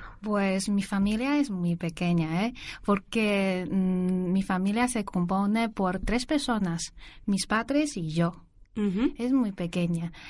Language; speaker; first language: Spanish; non-native, learner; Chinese